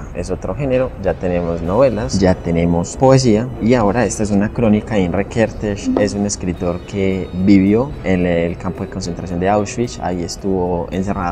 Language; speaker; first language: Spanish; native; Spanish